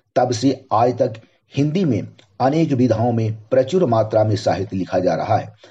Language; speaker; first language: Hindi; native; Hindi